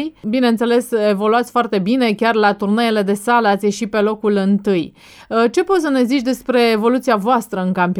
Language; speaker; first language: Romanian; native; Romanian